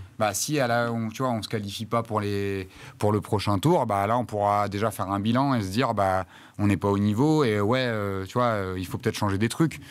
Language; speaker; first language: French; native; French